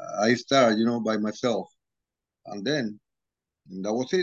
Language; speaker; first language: English; non-native, fluent; Spanish